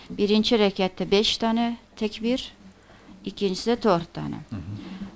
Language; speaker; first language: Turkish; non-native, fluent; Persian